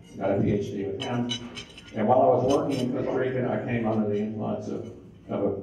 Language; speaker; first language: English; native; English